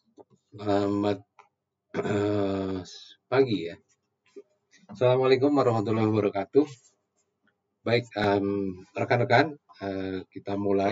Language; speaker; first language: Indonesian; native; Indonesian